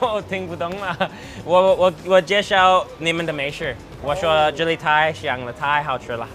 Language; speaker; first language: Chinese; non-native, learner; English